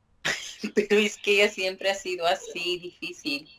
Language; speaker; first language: Spanish; native; Spanish